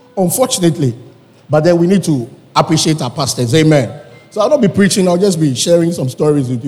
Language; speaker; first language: English; non-native, local second language; Akan